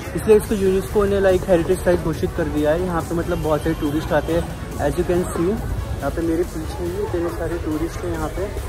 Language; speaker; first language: Hindi; native; Hindi